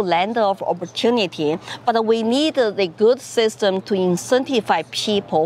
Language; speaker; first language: English; non-native, fluent; Chinese